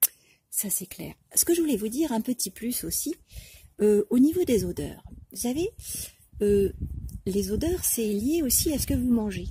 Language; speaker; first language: French; native; French